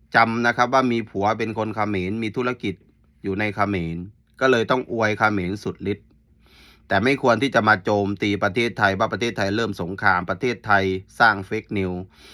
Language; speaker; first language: Thai; native; Thai